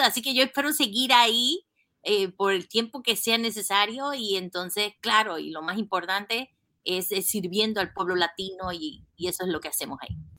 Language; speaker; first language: Spanish; native; Spanish